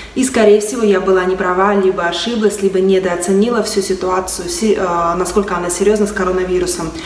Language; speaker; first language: Russian; native; Russian